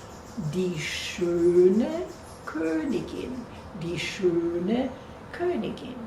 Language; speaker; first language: German; non-native, fluent; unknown